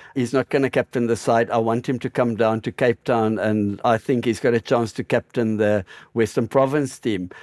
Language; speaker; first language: English; native; English